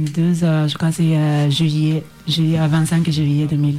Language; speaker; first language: French; non-native, learner; Oromo